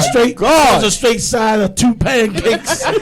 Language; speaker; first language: English; native; English